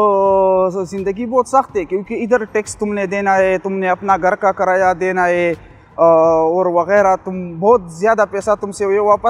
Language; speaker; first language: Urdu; non-native, local second language; Pashto